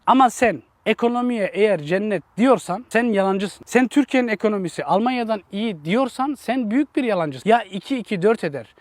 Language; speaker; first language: Turkish; early bilingual, heritage; Turkish